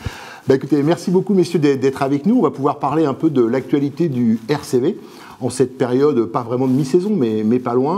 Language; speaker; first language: French; native; French